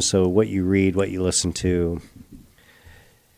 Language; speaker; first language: English; native; English